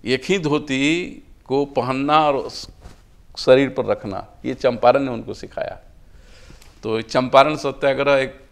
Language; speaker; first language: Hindi; native; Hindi